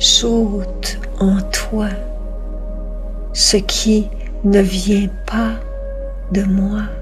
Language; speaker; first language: French; native; French